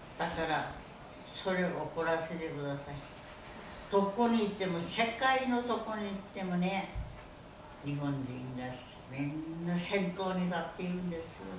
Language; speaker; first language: Japanese; non-native, fluent; Korean